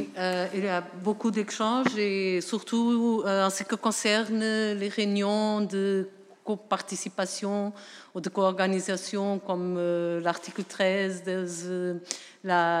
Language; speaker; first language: French; non-native, fluent; Portuguese